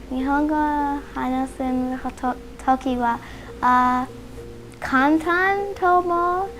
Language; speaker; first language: Japanese; non-native, learner; English